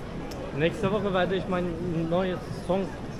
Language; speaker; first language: German; non-native, learner; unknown